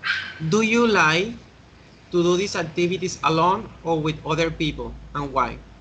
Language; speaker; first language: English; non-native, learner; Spanish